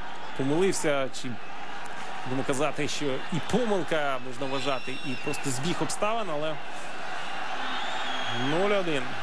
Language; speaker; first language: Ukrainian; native; Ukrainian